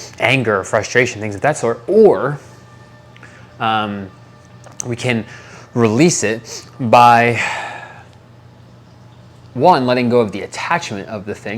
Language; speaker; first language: English; native; English